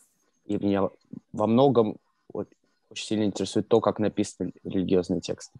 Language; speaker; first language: Russian; native; Russian